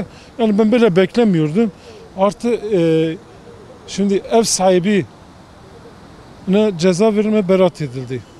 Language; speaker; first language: Turkish; non-native, local second language; Kurdish